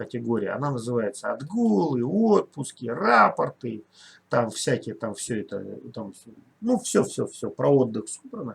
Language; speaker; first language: Russian; native; Russian